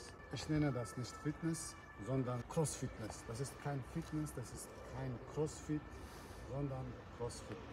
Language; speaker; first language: German; non-native, learner; Chechen